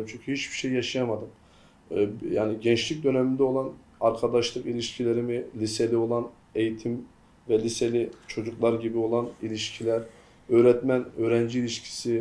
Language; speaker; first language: Turkish; native; Turkish